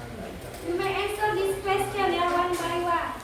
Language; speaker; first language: English; non-native, learner; Indonesian